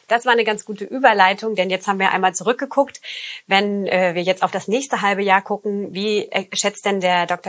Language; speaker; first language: German; native; German